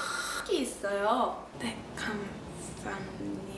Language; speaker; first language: Korean; non-native, fluent; English